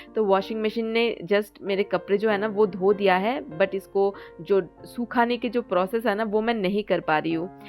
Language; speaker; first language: Hindi; non-native, local second language; Bangla